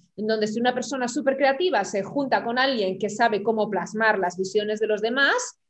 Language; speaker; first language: Spanish; non-native, fluent; German